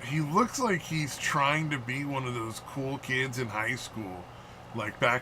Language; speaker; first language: English; native; English